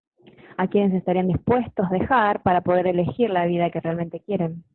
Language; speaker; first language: Spanish; native; Spanish